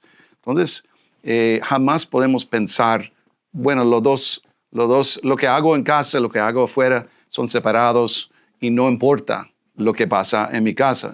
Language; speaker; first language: Spanish; non-native, fluent; English